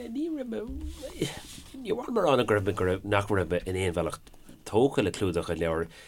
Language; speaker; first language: Irish; non-native, local second language; English